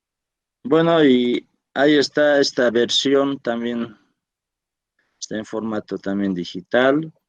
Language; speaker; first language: Spanish; native; Spanish